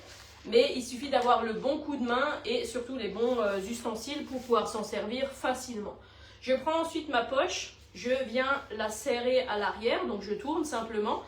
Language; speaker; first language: French; native; French